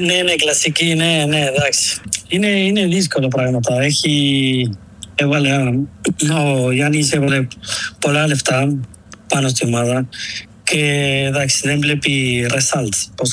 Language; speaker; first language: Greek; non-native, learner; Spanish